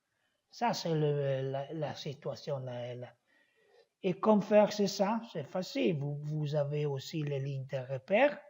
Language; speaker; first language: French; non-native, learner; Italian